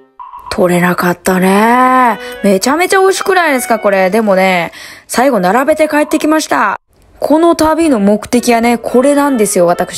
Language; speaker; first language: Japanese; native; Japanese